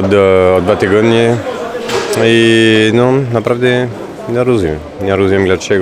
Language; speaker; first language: Polish; non-native, learner; French